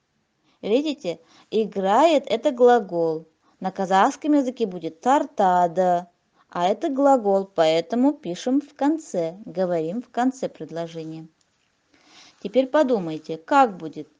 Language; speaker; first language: Russian; non-native, local second language; Kazakh